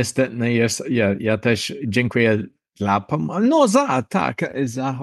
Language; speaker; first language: Polish; non-native, learner; English